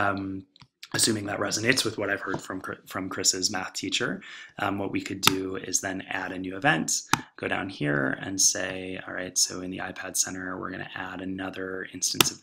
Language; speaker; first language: English; native; English